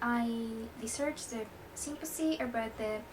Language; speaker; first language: English; non-native, learner; Japanese